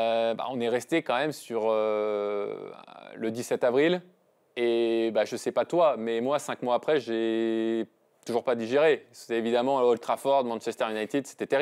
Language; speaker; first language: French; native; French